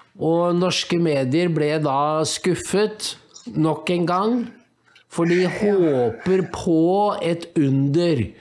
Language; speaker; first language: Norwegian; native; Norwegian